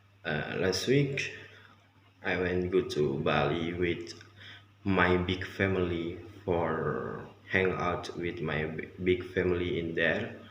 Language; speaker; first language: English; non-native, learner; Indonesian